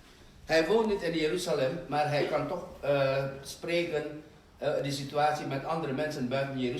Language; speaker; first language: Dutch; non-native, fluent; Indonesian